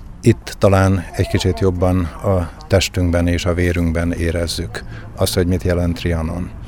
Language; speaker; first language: Hungarian; native; Hungarian